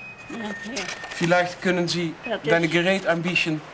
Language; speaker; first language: German; non-native, learner; Dutch